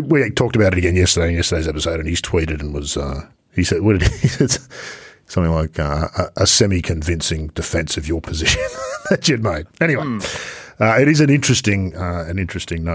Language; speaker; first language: English; native; English